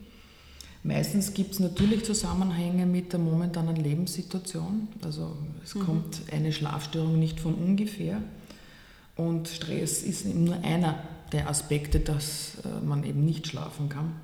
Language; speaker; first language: German; native; German